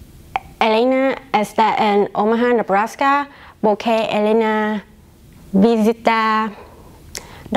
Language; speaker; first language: Spanish; non-native, learner; English